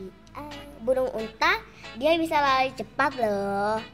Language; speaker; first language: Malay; early bilingual, heritage; Indonesian